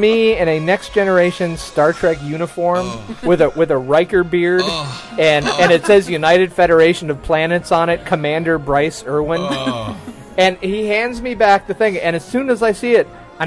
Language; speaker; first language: English; native; English